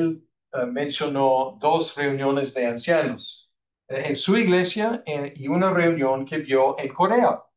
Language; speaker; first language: Spanish; non-native, fluent; English